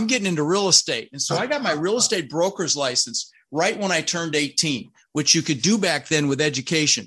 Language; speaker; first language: English; early bilingual, other home language; Dutch